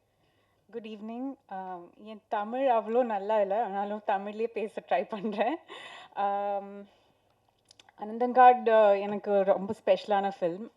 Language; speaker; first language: Tamil; non-native, learner; Malayalam